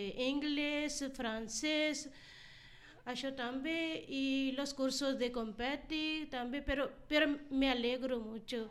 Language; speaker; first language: Spanish; non-native, learner; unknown